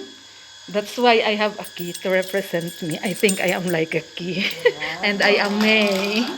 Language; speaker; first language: English; non-native, local second language; Filipino